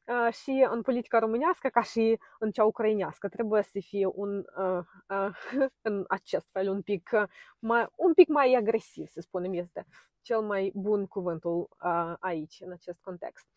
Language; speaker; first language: Romanian; non-native, fluent; Ukrainian